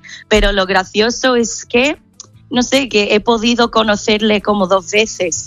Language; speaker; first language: Spanish; non-native, fluent; English